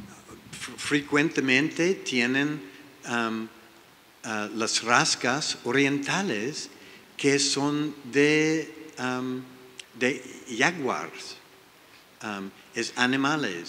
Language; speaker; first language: Spanish; non-native, learner; English